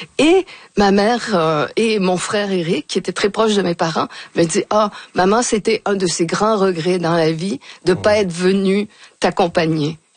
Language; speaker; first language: French; native; French